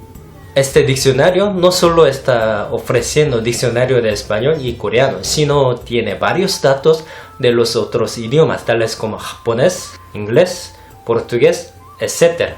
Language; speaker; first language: Spanish; non-native, fluent; Korean